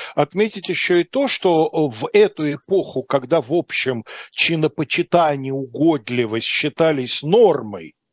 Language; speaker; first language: Russian; native; Russian